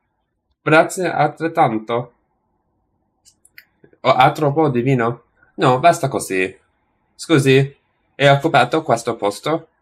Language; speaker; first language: Italian; non-native, learner; English